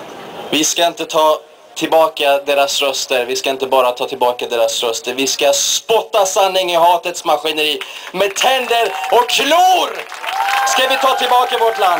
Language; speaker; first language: Swedish; early bilingual, other home language; Persian